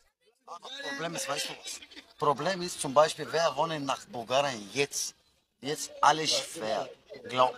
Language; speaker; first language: German; non-native, learner; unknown